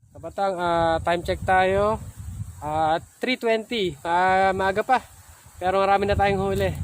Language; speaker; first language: Filipino; native; Filipino